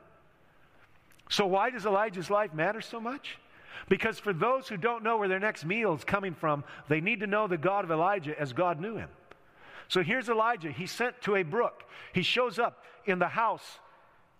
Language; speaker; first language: English; native; English